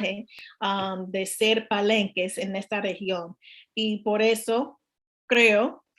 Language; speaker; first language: Spanish; non-native, learner; English